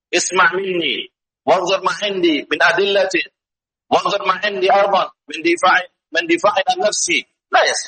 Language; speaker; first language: Arabic; non-native, fluent; Indonesian